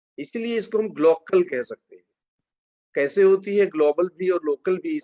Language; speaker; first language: Hindi; native; Hindi